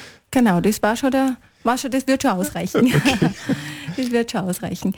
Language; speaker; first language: German; native; German